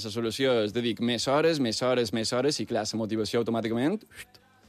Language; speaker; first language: Catalan; native; Catalan